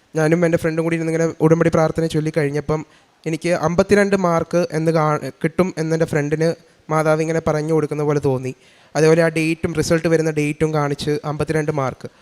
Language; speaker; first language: Malayalam; early bilingual, heritage; Malayalam